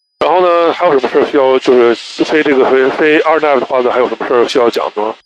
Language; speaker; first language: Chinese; native; Chinese